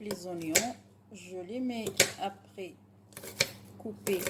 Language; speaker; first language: French; non-native, local second language; Arabic